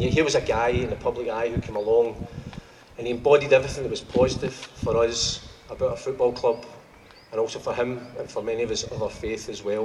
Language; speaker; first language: English; native; English